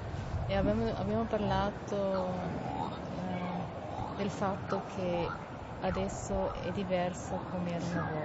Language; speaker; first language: Italian; non-native, local second language; German